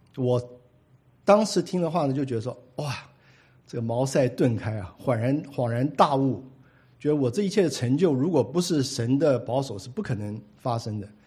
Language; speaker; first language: Chinese; native; Chinese